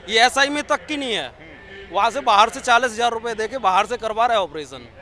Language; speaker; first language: Hindi; native; Hindi